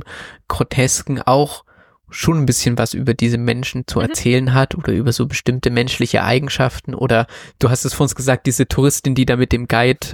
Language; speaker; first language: German; native; German